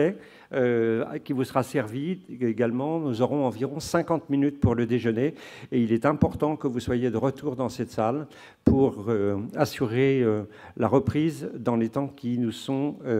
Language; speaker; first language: French; native; French